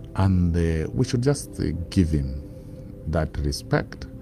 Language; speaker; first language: English; non-native, local second language; Bemba